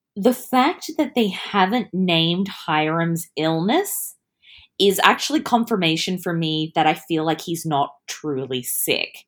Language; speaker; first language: English; early bilingual, other home language; Italian